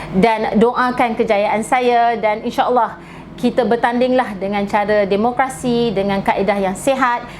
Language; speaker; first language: Malay; native; Malay